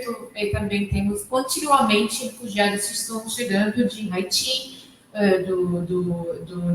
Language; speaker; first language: Portuguese; non-native, fluent; Arabic